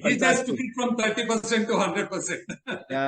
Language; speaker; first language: English; non-native, local second language; Telugu